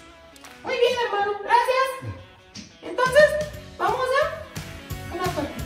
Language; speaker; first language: Spanish; native; Spanish